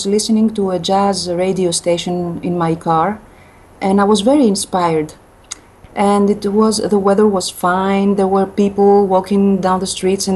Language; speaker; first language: English; non-native, fluent; Greek